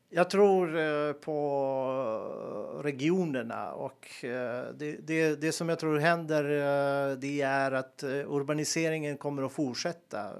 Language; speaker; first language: Swedish; non-native, fluent; Serbian